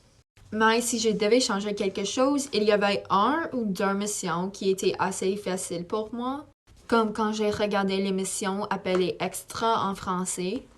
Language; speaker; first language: French; non-native, learner; English